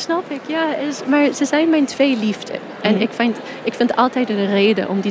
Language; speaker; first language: Dutch; non-native, fluent; English